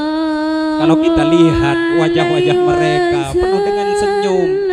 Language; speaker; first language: Indonesian; non-native, local second language; Madurese